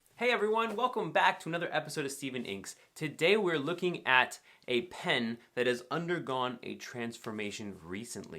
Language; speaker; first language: English; native; English